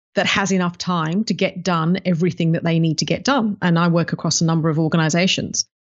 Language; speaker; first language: English; native; English